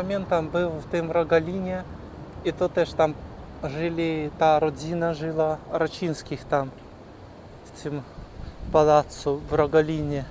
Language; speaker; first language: Polish; non-native, learner; Ukrainian